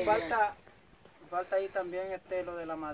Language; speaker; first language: Spanish; native; Spanish